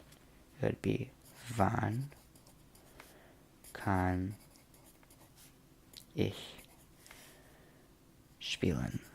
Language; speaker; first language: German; non-native, learner; English